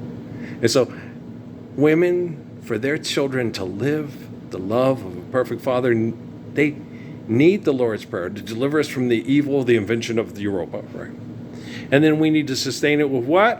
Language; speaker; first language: English; native; English